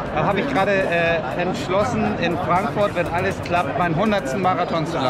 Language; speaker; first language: German; native; German